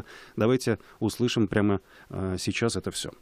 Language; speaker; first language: Russian; native; Russian